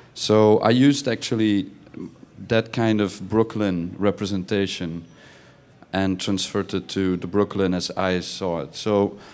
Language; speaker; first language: English; non-native, fluent; Dutch